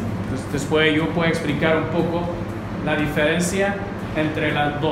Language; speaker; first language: Spanish; non-native, learner; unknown